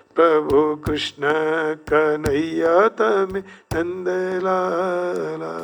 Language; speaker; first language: Hindi; non-native, local second language; Gujarati